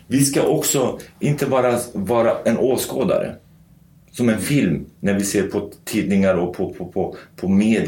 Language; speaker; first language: Swedish; non-native, fluent; Kurdish